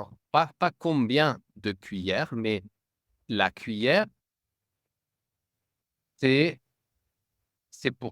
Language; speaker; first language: French; non-native, fluent; English